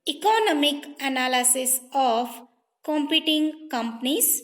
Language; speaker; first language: English; non-native, local second language; Kannada